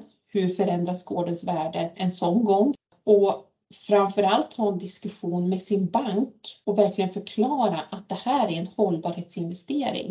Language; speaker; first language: Swedish; native; Swedish